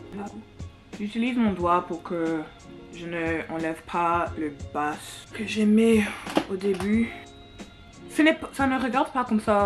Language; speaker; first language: French; non-native, learner; English